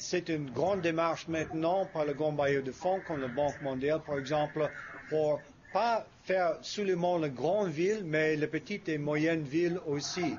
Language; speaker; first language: French; non-native, fluent; English